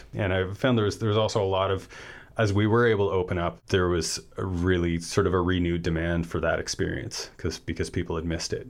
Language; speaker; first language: English; native; English